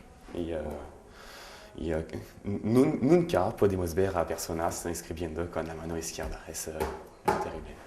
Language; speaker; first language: Spanish; non-native, learner; French